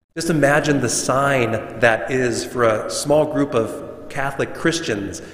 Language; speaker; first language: English; native; English